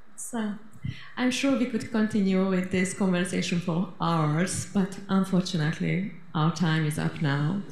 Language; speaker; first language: English; non-native, fluent; Hungarian